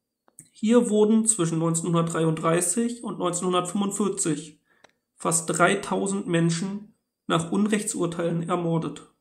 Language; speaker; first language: German; native; German